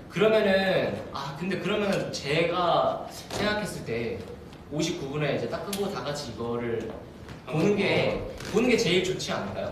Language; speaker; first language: Korean; native; Korean